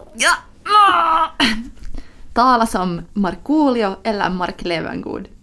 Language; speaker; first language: Swedish; early bilingual, other home language; Finnish